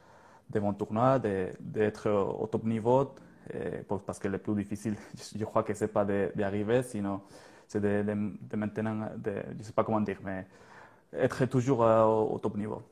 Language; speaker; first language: French; non-native, learner; Spanish